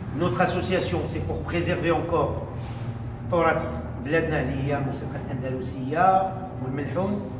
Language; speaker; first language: French; non-native, local second language; Arabic